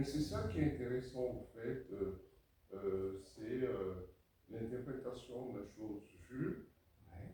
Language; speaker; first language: French; native; French